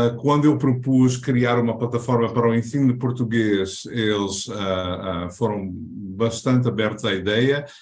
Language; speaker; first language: Portuguese; native; Portuguese